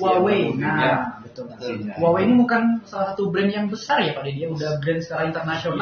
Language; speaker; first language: Indonesian; native; Indonesian